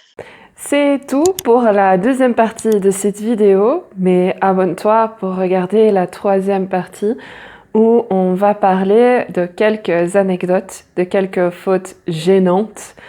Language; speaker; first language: French; native; French